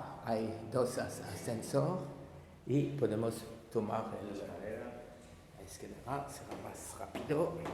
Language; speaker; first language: Spanish; non-native, learner; French